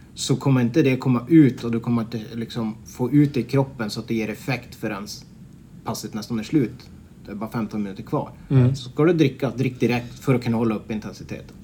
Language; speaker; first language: Swedish; native; Swedish